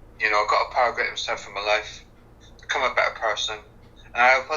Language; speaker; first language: English; native; English